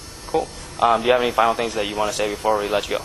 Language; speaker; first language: English; native; English